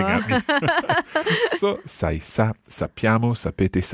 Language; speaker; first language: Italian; non-native, fluent; English